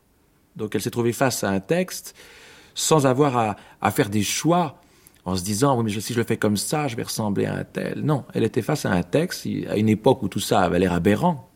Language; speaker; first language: French; native; French